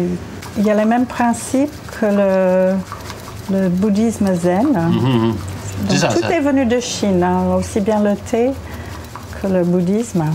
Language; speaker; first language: French; non-native, fluent; English